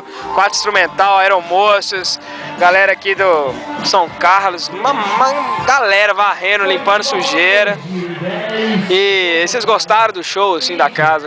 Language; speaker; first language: Portuguese; native; Portuguese